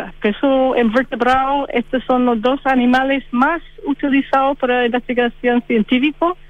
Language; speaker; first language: Spanish; non-native, fluent; English